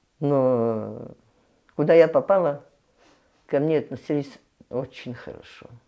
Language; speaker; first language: Russian; non-native, local second language; Abkhazian